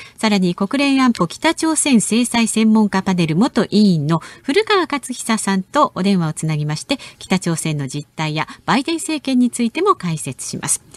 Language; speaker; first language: Japanese; native; Japanese